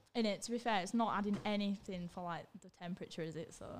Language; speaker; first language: English; native; English